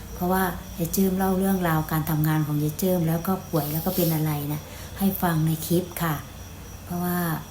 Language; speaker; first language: Thai; native; Thai